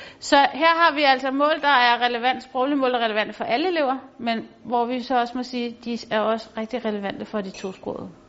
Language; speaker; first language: Danish; native; Danish